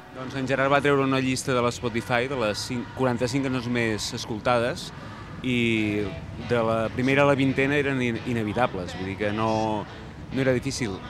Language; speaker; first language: Catalan; native; Catalan